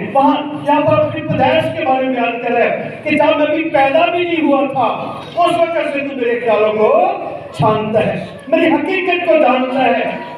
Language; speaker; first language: Urdu; non-native, local second language; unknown